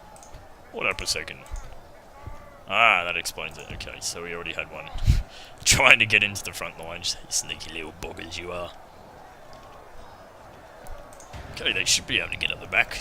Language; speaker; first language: English; native; English